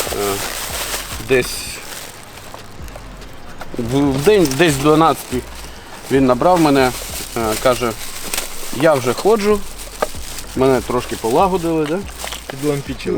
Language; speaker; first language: Ukrainian; native; Ukrainian